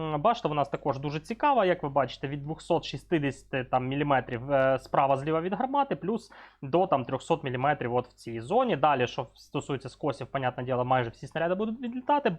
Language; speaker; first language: Ukrainian; non-native, local second language; Russian